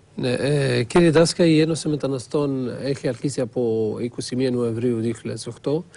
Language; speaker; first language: Greek; non-native, fluent; French